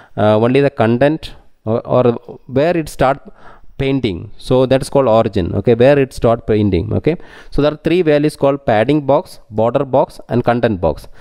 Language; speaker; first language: English; non-native, local second language; Tamil